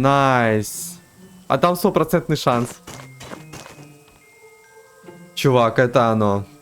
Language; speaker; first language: Russian; native; Russian